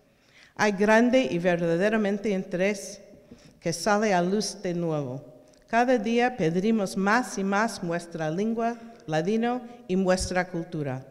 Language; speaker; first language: Spanish; early bilingual, heritage; Ladino